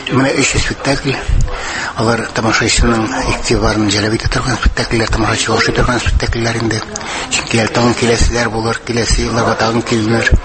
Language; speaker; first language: Tatar; native; Tatar